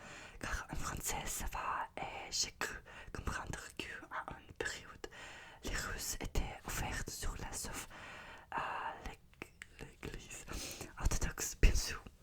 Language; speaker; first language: French; non-native, learner; Russian